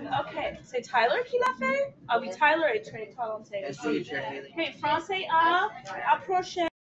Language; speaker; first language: French; non-native, fluent; English